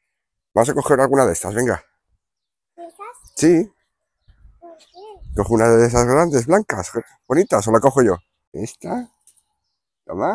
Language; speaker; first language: Spanish; native; Spanish